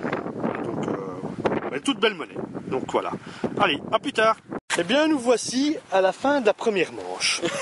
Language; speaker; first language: French; native; French